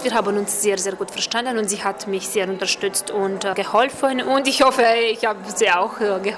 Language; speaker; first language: German; non-native, fluent; Romanian